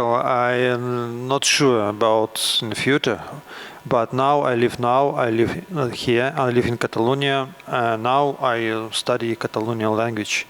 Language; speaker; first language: English; non-native, learner; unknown